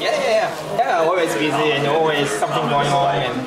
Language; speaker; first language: English; non-native, learner; Japanese